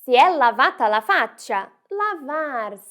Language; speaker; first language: Italian; non-native, fluent; Portuguese